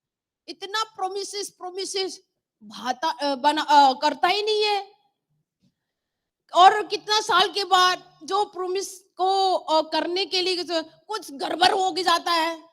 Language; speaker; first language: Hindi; non-native, local second language; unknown